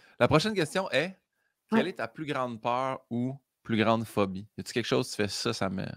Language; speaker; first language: French; native; French